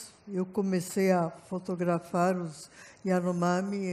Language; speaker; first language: Portuguese; non-native, fluent; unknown